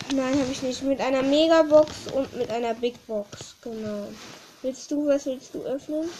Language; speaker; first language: German; native; German